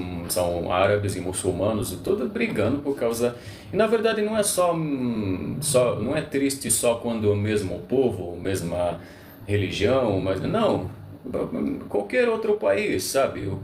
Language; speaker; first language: Portuguese; non-native, local second language; Arabic